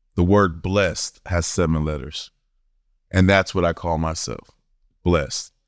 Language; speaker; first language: English; native; English